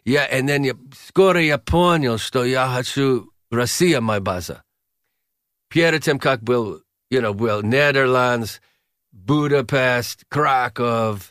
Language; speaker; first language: Russian; non-native, learner; English